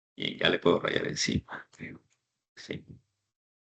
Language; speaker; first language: Spanish; native; Spanish